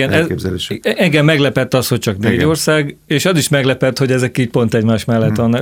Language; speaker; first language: Hungarian; native; Hungarian